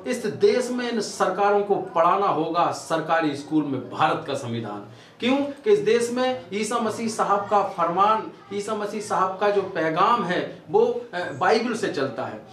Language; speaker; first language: Hindi; native; Hindi